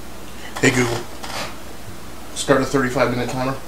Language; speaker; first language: English; native; English